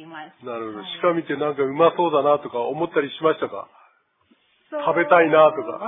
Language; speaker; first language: Japanese; native; Japanese